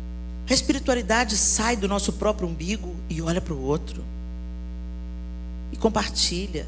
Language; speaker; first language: Portuguese; native; Portuguese